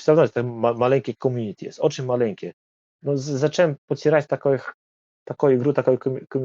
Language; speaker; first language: Russian; non-native, learner; Polish